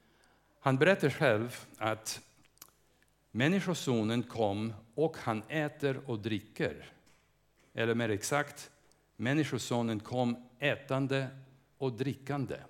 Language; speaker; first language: Swedish; non-native, fluent; English